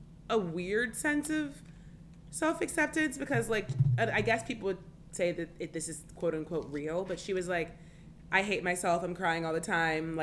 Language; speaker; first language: English; native; English